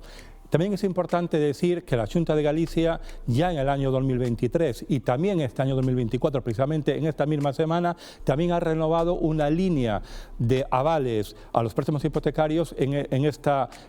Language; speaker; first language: Spanish; native; Spanish